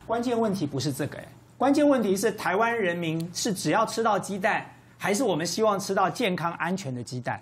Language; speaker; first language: Chinese; native; Chinese